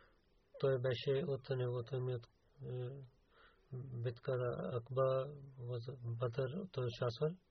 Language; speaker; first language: Bulgarian; non-native, learner; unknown